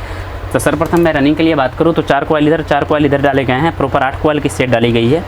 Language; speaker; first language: Hindi; native; Hindi